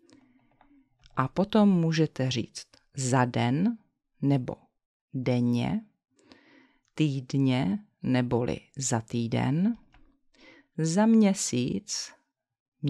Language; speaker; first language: Czech; native; Czech